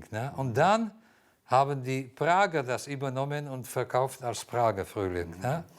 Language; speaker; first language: German; non-native, fluent; Slovak